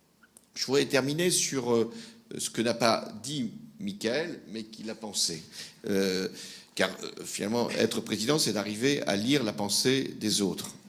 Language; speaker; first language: French; native; French